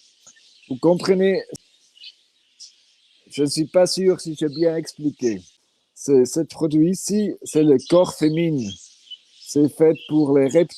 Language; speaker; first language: French; non-native, fluent; Swiss German